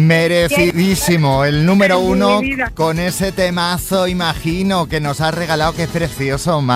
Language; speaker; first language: Spanish; native; Spanish